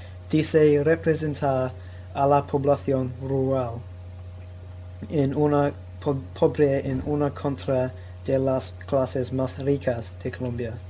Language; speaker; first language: Spanish; non-native, learner; English